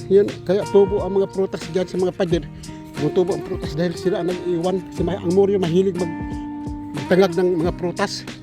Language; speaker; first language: Filipino; non-native, local second language; Cebuano